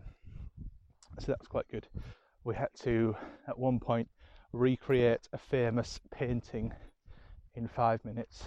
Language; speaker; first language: English; native; English